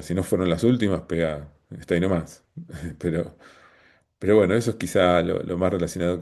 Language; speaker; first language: Spanish; native; Spanish